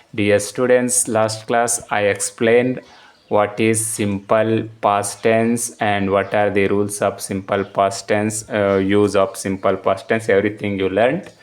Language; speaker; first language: English; non-native, local second language; Kannada